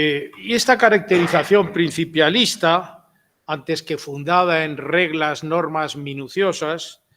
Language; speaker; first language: Spanish; native; Spanish